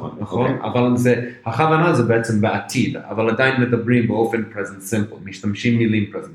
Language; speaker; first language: Hebrew; non-native, fluent; English